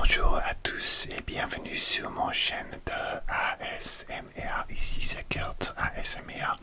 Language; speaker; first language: French; non-native, learner; English